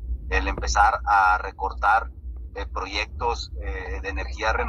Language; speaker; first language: Spanish; native; Spanish